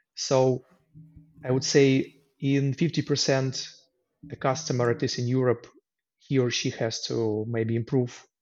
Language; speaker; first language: English; non-native, fluent; Ukrainian